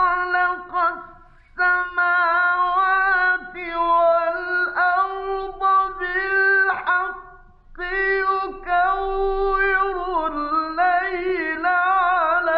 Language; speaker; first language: Arabic; native; Arabic